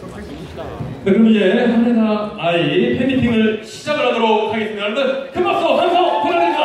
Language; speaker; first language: Korean; native; Korean